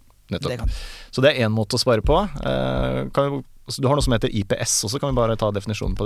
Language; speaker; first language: Norwegian; native; Norwegian